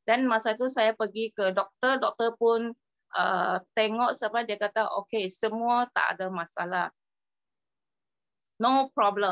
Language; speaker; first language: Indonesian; non-native, local second language; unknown